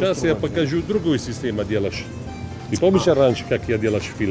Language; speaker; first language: Russian; non-native, learner; Italian